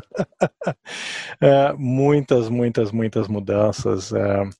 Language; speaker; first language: Portuguese; native; Portuguese